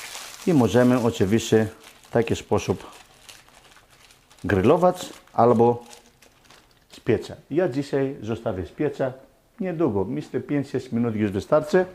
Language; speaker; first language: Polish; non-native, learner; Greek